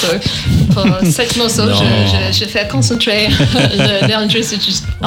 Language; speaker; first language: French; non-native, learner; English